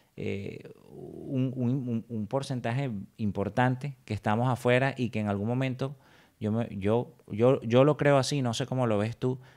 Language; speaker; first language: Spanish; native; Spanish